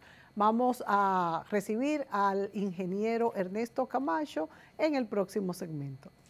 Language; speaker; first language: Spanish; native; Spanish